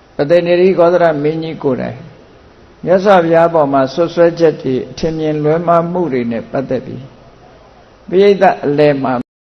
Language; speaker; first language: Burmese; native; Burmese